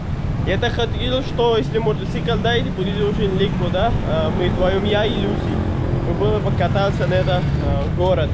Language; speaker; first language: Russian; non-native, learner; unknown